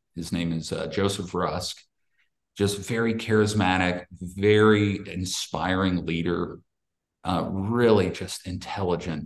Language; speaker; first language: English; native; English